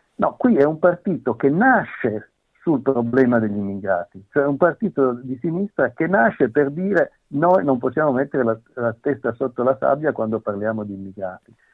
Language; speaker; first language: Italian; native; Italian